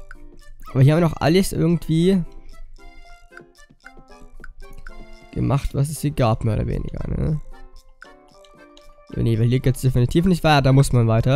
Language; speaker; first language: German; native; German